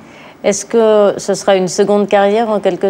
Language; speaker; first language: French; native; French